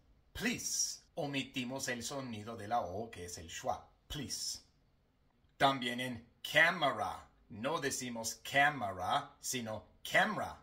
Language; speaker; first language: Spanish; non-native, fluent; English